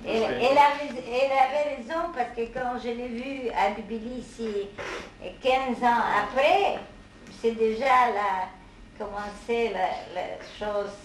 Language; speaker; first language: French; non-native, fluent; Hungarian